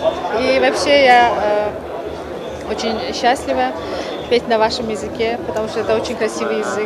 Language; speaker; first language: Russian; non-native, local second language; Tajik